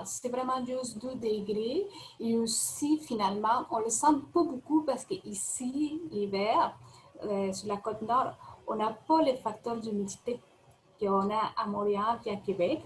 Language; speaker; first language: French; non-native, fluent; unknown